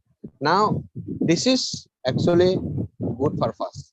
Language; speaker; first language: English; non-native, fluent; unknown